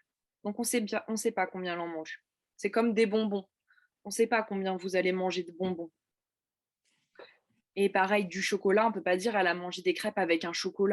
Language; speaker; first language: French; native; French